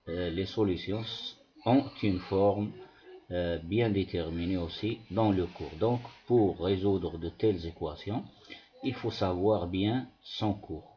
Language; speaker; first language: French; non-native, local second language; Arabic